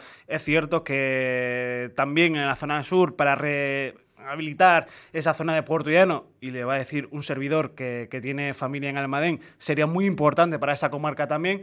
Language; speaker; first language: Spanish; native; Spanish